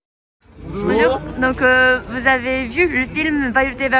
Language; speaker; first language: French; non-native, fluent; Japanese